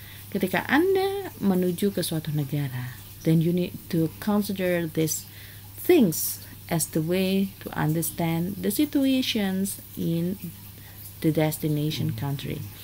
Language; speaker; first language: English; non-native, fluent; Indonesian